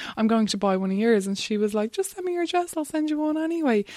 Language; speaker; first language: English; native; English